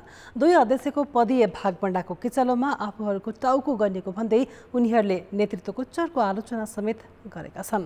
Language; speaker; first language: Nepali; native; Nepali